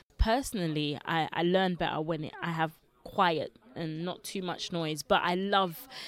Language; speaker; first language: English; early bilingual, other home language; Lingala